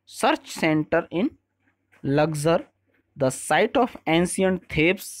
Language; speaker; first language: Hindi; native; Hindi